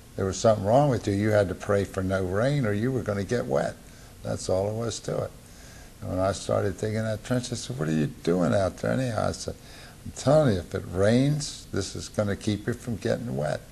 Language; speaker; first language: English; native; English